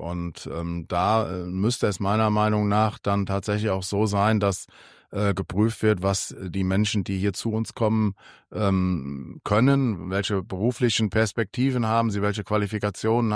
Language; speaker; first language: German; native; German